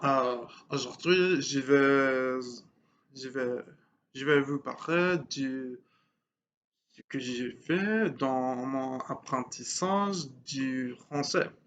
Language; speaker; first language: French; non-native, learner; English